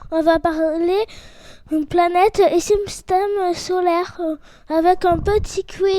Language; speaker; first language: French; native; French